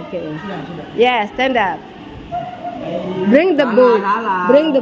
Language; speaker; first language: English; non-native, fluent; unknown